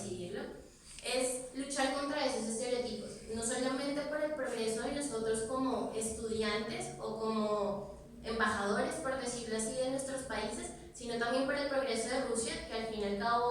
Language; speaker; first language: Spanish; native; Spanish